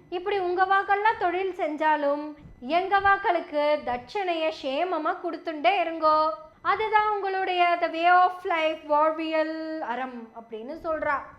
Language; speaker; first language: Tamil; native; Tamil